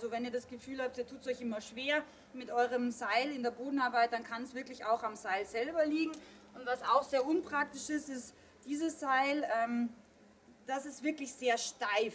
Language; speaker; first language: German; native; German